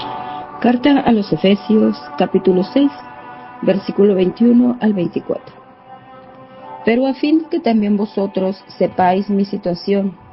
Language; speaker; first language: Spanish; native; Spanish